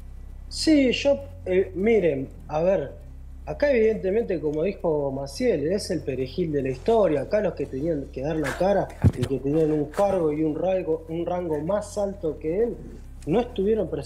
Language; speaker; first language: Spanish; native; Spanish